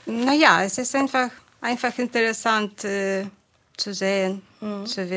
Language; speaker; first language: German; non-native, fluent; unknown